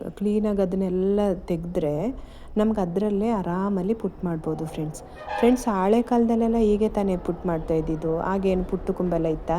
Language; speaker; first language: Kannada; native; Kannada